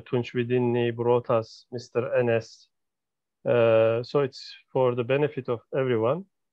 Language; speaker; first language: English; non-native, fluent; Turkish